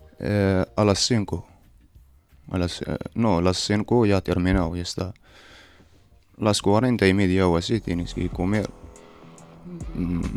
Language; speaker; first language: Spanish; non-native, learner; Berber languages